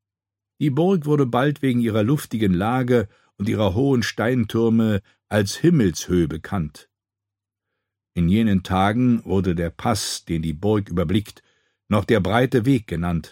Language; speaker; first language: German; native; German